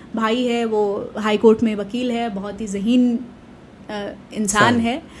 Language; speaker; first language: Hindi; native; Hindi